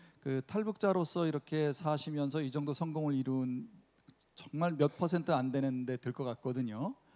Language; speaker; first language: Korean; native; Korean